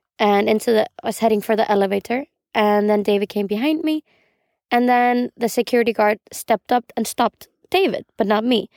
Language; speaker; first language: English; non-native, fluent; Icelandic